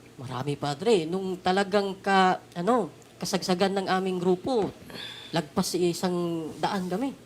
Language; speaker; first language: Filipino; non-native, local second language; Cebuano